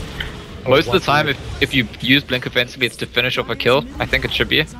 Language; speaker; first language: English; native; English